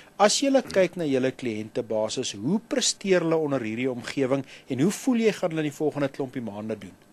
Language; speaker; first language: Afrikaans; native; Afrikaans